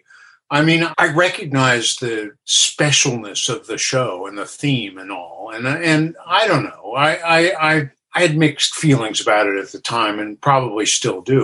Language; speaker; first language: English; native; English